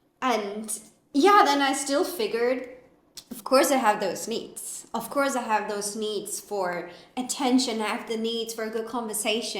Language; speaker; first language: English; non-native, fluent; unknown